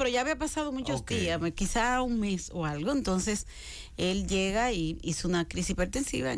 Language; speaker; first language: Spanish; native; Spanish